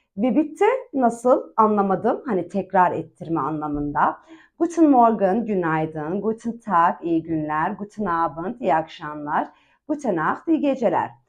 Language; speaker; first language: Turkish; native; Turkish